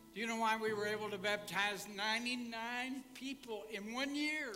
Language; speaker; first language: English; native; English